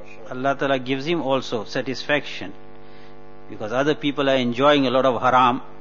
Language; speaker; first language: English; native; English